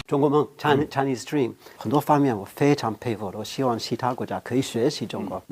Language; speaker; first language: Chinese; non-native, fluent; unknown